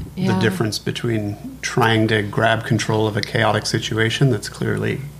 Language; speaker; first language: English; native; English